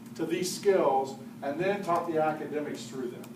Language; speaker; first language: English; native; English